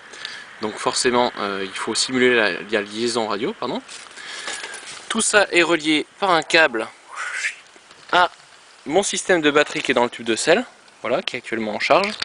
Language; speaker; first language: French; native; French